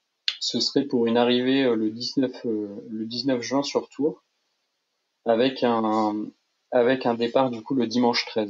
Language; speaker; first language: French; native; French